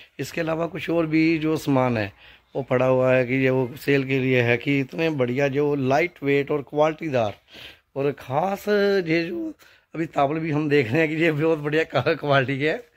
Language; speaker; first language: Hindi; non-native, local second language; Punjabi